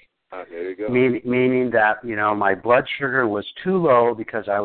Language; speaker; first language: English; native; English